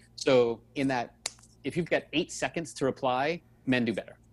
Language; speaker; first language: English; native; English